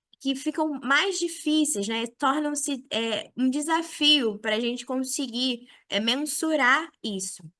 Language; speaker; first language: Portuguese; native; Portuguese